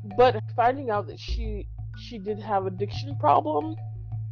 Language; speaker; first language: English; native; English